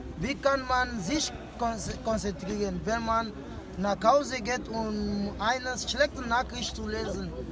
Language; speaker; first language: German; non-native, fluent; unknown